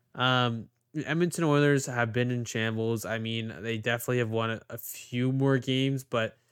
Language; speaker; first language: English; early bilingual, other home language; Maltese